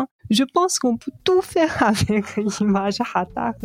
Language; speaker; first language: French; non-native, fluent; Chinese